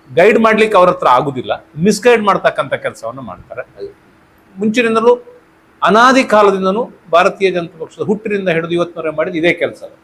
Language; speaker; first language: Kannada; native; Kannada